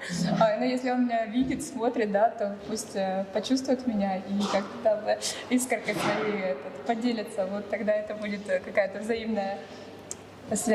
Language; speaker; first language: Russian; native; Russian